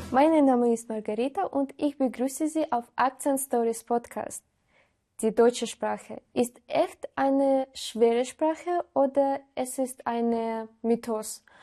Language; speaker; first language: German; non-native, learner; Russian